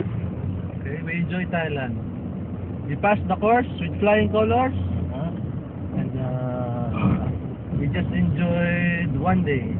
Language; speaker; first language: English; non-native, local second language; Filipino